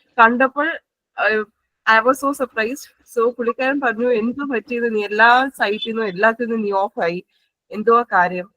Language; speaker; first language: Malayalam; non-native, local second language; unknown